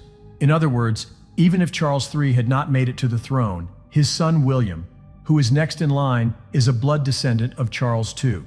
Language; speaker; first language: English; native; English